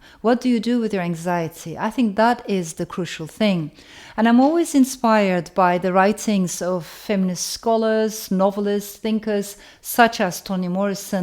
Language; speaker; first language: English; non-native, fluent; Turkish